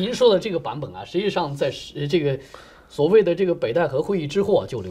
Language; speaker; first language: Chinese; native; Chinese